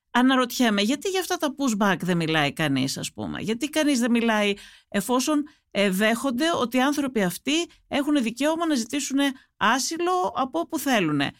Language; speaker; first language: Greek; native; Greek